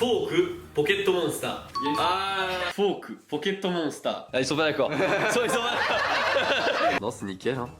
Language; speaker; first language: French; native; French